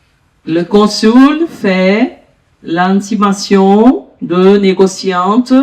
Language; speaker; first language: French; non-native, learner; Portuguese